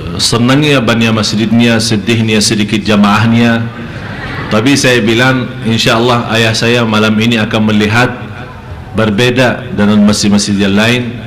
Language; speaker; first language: Malay; non-native, fluent; Arabic